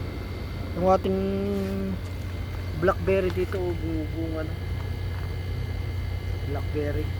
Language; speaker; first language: Filipino; native; Filipino